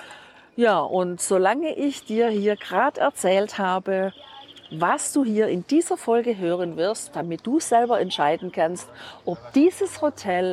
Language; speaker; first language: German; native; German